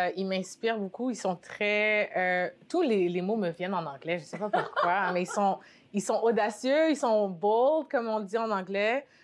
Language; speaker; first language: French; early bilingual, other home language; Haitian Creole